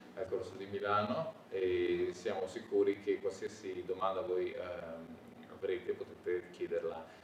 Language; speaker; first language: Italian; native; Italian